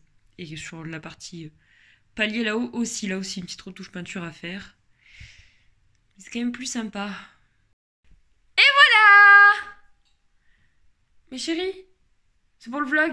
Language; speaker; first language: French; native; French